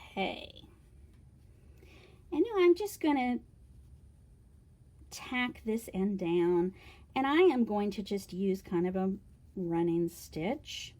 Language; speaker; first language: English; native; English